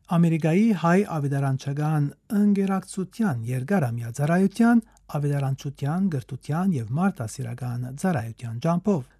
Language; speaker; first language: Armenian; native; Armenian